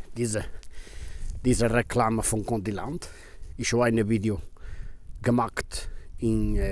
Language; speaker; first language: German; non-native, learner; Portuguese